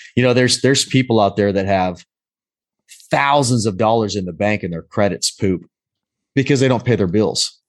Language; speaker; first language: English; native; English